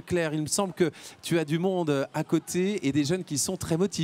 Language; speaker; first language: French; native; French